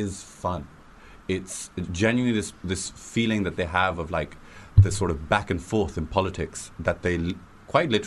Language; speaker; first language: English; non-native, local second language; Urdu